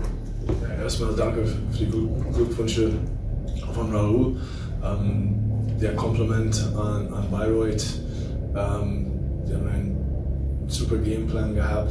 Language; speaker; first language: German; non-native, fluent; English